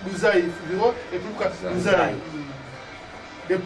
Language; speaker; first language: Portuguese; non-native, learner; Lingala